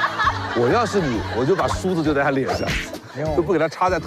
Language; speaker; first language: Chinese; native; Chinese